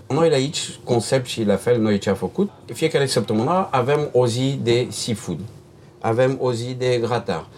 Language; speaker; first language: Romanian; non-native, learner; French